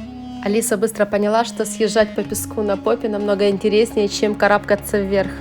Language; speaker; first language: Russian; native; Russian